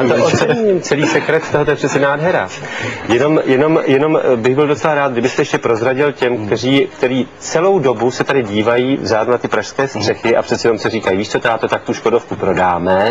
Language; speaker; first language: Czech; native; Czech